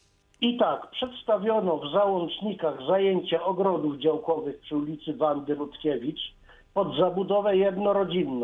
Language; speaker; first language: Polish; native; Polish